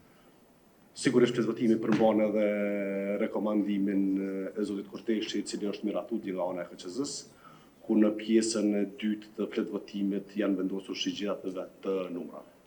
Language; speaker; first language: Albanian; native; Albanian